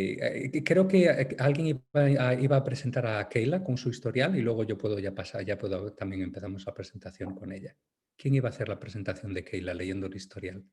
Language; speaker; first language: Spanish; native; Spanish